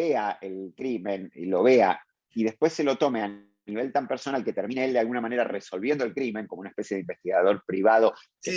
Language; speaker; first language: Spanish; native; Spanish